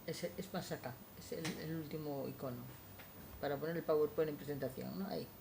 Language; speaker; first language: Spanish; non-native, local second language; Galician